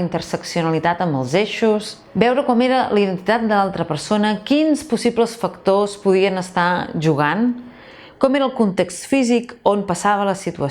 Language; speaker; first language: Catalan; native; Catalan